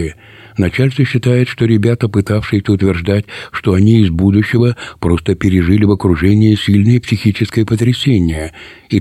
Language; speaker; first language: Russian; native; Russian